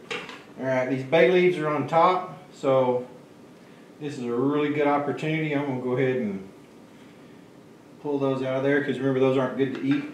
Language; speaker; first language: English; native; English